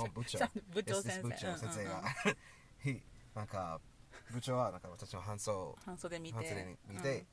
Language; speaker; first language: Japanese; non-native, learner; English